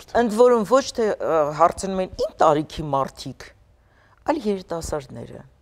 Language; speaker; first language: Armenian; native; Armenian